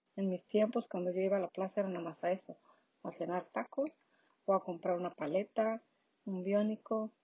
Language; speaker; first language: Spanish; native; Spanish